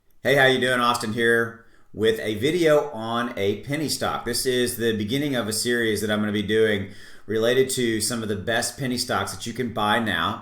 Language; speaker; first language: English; native; English